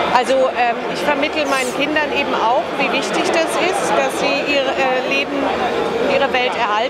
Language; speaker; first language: German; native; German